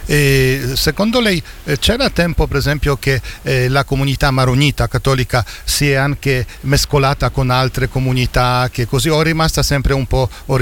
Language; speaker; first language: Italian; non-native, fluent; Polish